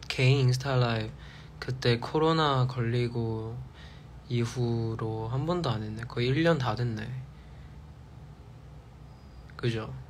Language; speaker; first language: Korean; non-native, fluent; Chinese